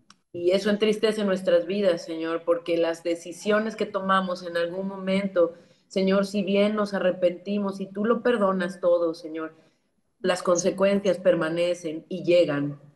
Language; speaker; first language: Spanish; native; Spanish